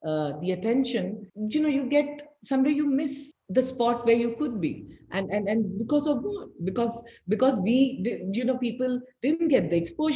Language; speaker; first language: English; non-native, local second language; Hindi